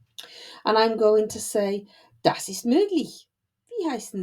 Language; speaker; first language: German; non-native, fluent; English